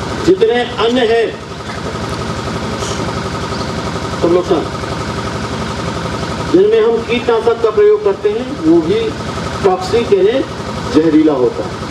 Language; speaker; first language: Hindi; native; Hindi